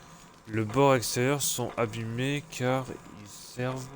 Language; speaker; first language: French; native; French